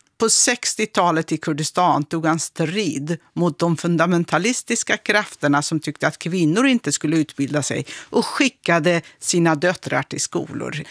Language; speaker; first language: Swedish; non-native, fluent; Kurdish